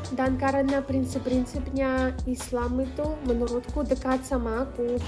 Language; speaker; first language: Indonesian; non-native, fluent; Russian